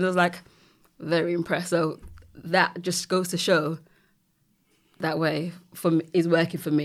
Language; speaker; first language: English; native; English